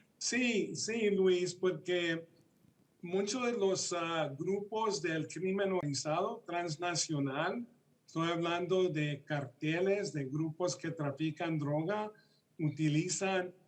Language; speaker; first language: Spanish; early bilingual, heritage; Spanish